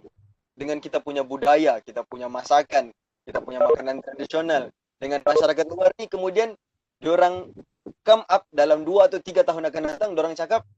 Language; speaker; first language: Malay; native; Malay